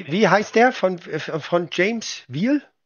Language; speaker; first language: German; native; German